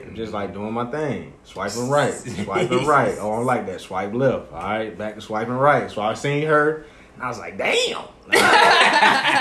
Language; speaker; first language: English; native; English